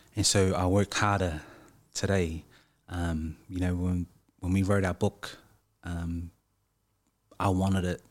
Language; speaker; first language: English; native; English